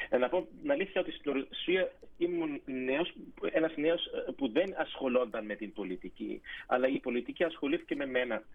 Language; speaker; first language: Greek; early bilingual, heritage; Greek